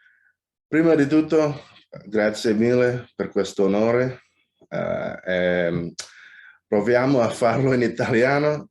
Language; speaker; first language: Italian; non-native, fluent; Indonesian